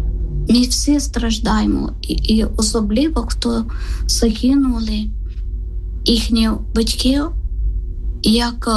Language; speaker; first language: Ukrainian; non-native, learner; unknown